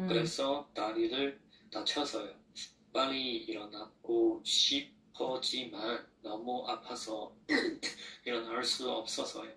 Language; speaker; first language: Korean; non-native, learner; Chinese